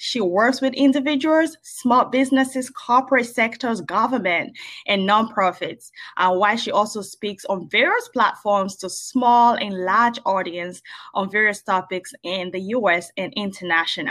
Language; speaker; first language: English; non-native, local second language; Yoruba